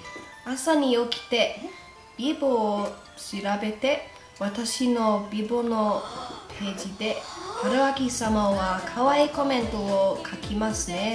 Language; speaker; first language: Japanese; non-native, learner; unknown